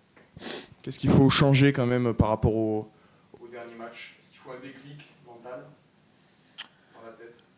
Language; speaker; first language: French; native; French